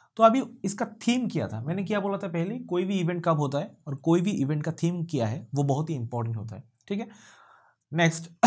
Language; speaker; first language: Hindi; non-native, local second language; Bangla